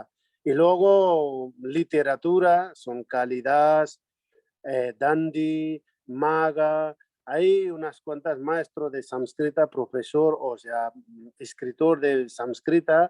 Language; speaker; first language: Spanish; non-native, learner; Nepali